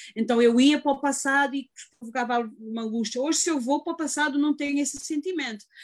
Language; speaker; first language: Portuguese; native; Portuguese